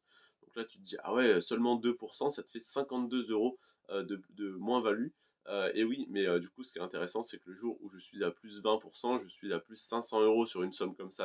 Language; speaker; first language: French; native; French